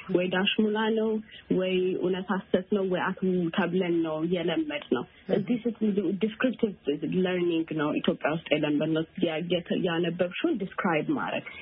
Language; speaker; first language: Amharic; native; Amharic